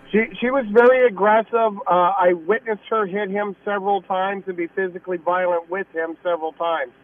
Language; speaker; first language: English; native; English